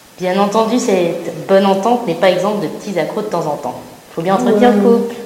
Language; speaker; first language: French; native; French